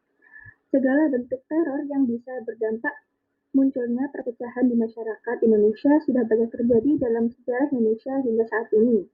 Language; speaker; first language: Indonesian; native; Indonesian